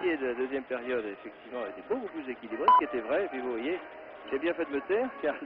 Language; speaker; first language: French; native; French